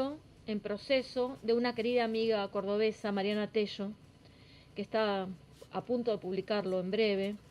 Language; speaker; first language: Spanish; native; Spanish